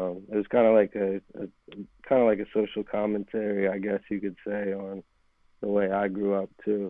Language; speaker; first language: English; native; English